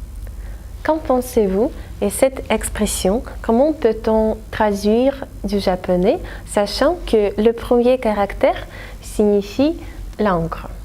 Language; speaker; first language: French; non-native, fluent; Russian